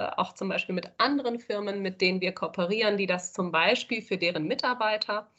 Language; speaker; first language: German; early bilingual, other home language; Spanish